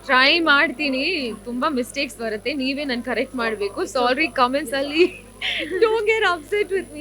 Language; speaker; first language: Kannada; non-native, learner; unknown